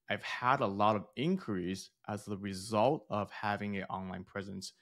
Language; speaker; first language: English; early bilingual, other home language; Chinese